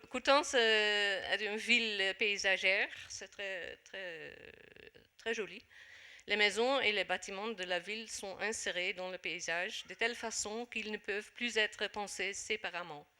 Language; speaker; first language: French; non-native, fluent; Dutch